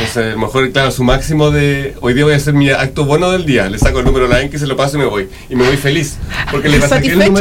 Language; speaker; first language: Spanish; native; Spanish